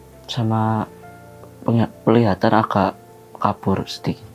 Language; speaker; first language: Indonesian; native; Indonesian